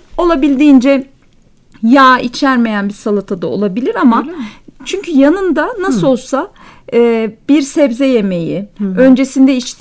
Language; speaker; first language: Turkish; native; Turkish